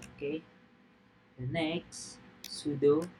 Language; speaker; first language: English; non-native, learner; Indonesian